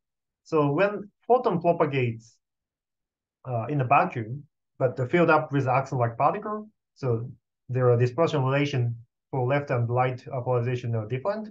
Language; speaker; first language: English; non-native, fluent; Japanese